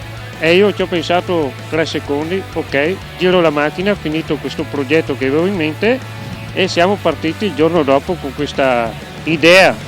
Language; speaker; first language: Italian; native; Italian